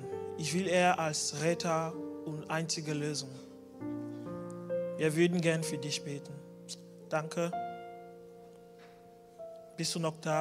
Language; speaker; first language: German; non-native, fluent; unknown